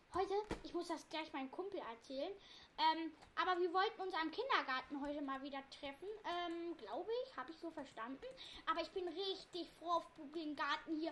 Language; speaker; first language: German; native; German